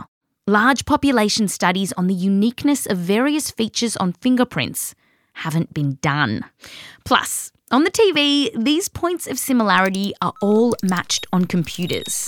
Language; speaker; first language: English; native; English